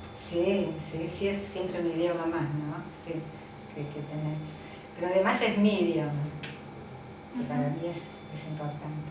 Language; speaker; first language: Spanish; early bilingual, other home language; Italian